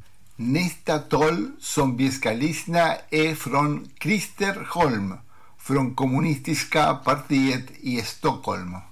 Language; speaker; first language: Swedish; non-native, fluent; Spanish